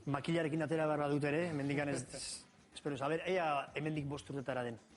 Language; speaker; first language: Basque; non-native, local second language; Spanish